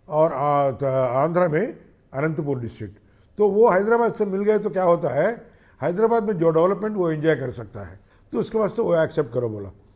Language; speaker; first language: Hindi; non-native, local second language; Telugu